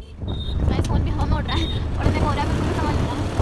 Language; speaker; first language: Hindi; native; Hindi